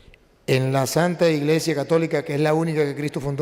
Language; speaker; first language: Spanish; native; Spanish